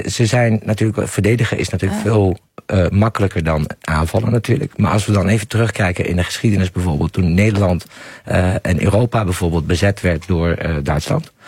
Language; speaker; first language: Dutch; non-native, fluent; Persian